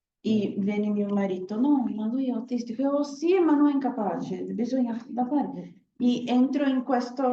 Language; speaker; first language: Italian; non-native, learner; Portuguese